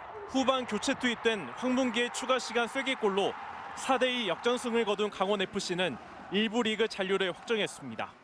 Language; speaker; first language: Korean; native; Korean